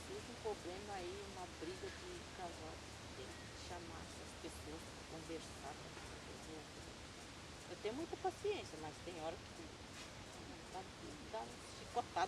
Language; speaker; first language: Portuguese; non-native, local second language; Guarani